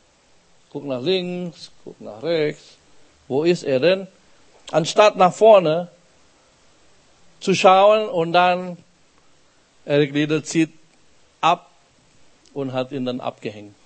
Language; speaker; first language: German; non-native, fluent; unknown